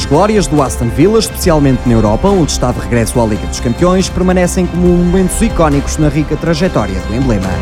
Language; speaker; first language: Portuguese; native; Portuguese